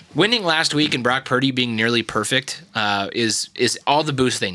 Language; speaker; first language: English; native; English